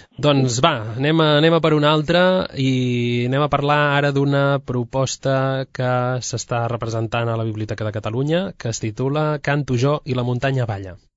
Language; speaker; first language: Catalan; native; Catalan